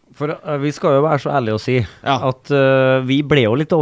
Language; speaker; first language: Norwegian; native; Norwegian